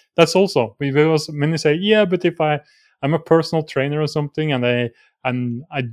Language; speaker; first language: English; non-native, fluent; Norwegian